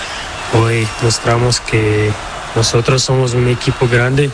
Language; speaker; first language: Spanish; non-native, local second language; Portuguese